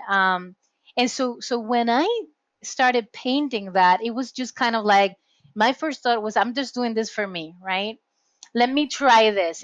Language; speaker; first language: English; non-native, fluent; Spanish